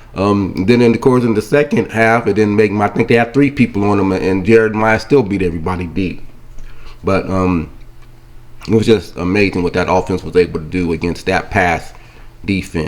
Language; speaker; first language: English; native; English